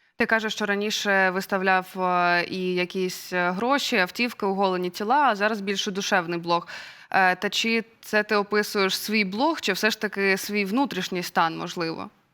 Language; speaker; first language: Ukrainian; native; Ukrainian